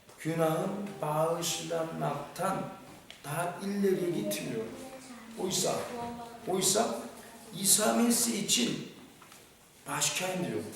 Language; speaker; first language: Turkish; non-native, fluent; Korean